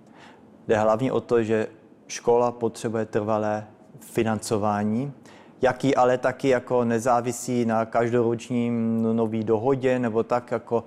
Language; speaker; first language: Czech; early bilingual, heritage; Czech